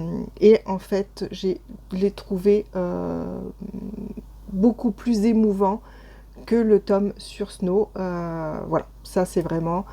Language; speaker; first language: French; native; French